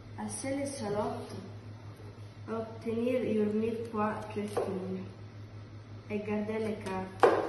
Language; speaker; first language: French; non-native, learner; Italian